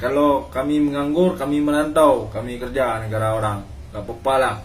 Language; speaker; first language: Indonesian; non-native, local second language; Achinese